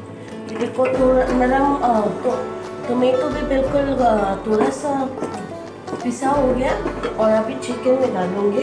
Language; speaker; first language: Hindi; non-native, learner; Filipino